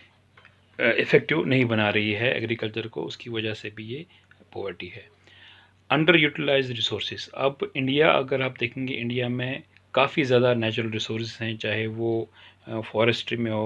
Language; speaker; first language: Hindi; non-native, local second language; Kashmiri